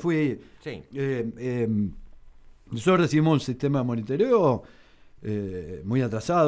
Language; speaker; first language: Spanish; native; Spanish